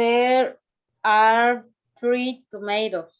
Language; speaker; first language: English; non-native, learner; Spanish